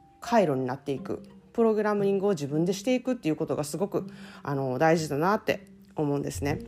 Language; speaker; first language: Japanese; native; Japanese